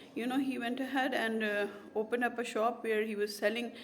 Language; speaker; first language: English; non-native, local second language; Urdu